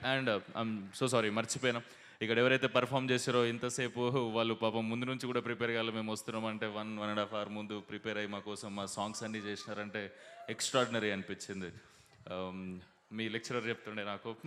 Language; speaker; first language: Telugu; native; Telugu